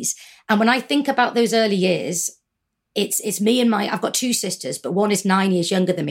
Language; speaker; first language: English; native; English